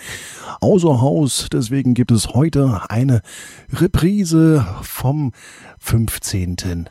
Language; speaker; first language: German; native; German